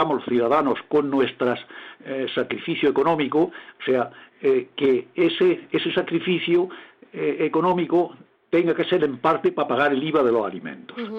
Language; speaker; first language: Spanish; native; Spanish